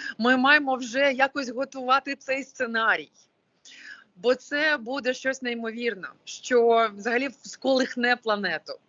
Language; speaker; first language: Ukrainian; non-native, local second language; Russian